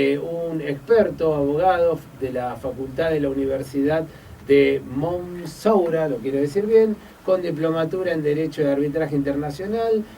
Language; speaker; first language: Spanish; native; Spanish